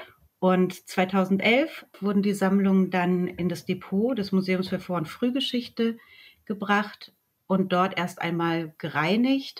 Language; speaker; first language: German; native; German